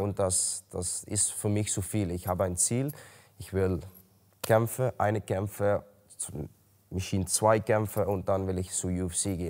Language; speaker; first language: German; non-native, learner; Dutch